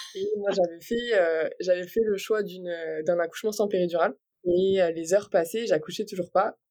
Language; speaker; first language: French; native; French